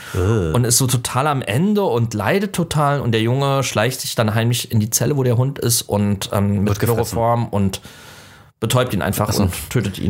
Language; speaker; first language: German; native; German